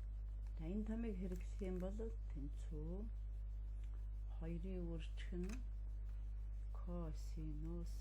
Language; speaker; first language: Mongolian; native; Mongolian